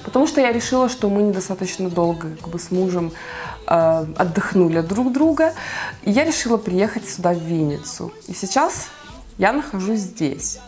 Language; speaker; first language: Russian; native; Russian